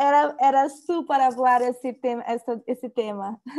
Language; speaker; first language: Spanish; non-native, learner; Portuguese